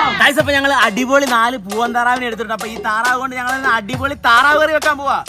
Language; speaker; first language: Malayalam; native; Malayalam